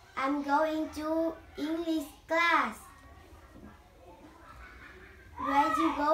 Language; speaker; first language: English; non-native, learner; Vietnamese